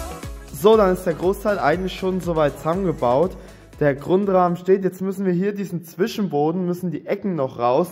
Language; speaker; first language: German; native; German